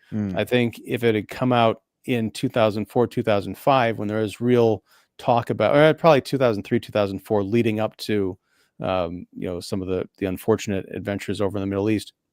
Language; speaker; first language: English; native; English